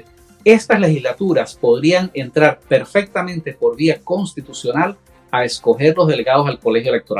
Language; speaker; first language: Spanish; native; Spanish